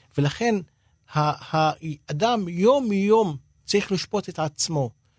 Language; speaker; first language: Hebrew; non-native, local second language; Arabic